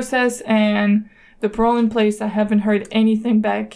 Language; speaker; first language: English; non-native, fluent; French